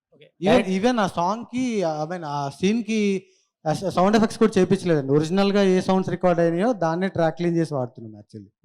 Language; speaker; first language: Telugu; native; Telugu